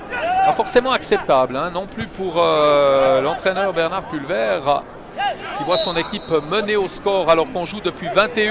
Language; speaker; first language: French; native; French